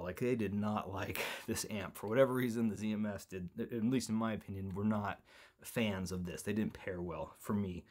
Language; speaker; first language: English; native; English